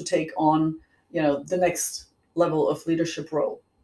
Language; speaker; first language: English; non-native, fluent; German